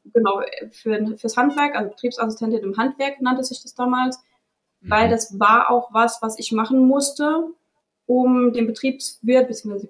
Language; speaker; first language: German; native; German